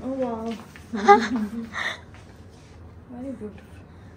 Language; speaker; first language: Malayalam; non-native, learner; Hindi